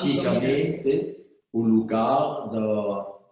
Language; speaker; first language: Portuguese; non-native, fluent; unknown